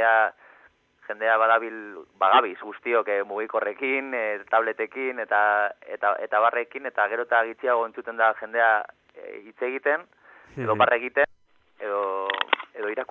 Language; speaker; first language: Basque; non-native, local second language; Spanish